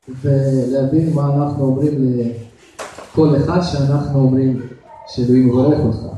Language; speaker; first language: Hebrew; non-native, fluent; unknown